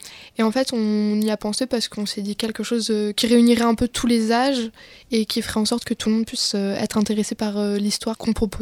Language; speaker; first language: French; native; French